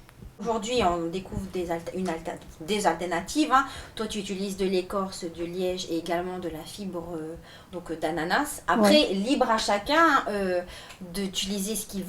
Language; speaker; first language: French; native; French